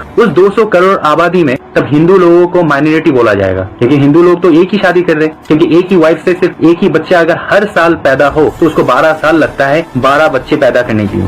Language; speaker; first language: Hindi; non-native, fluent; Bangla